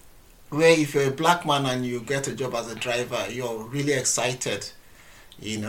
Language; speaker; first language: English; non-native, local second language; Yoruba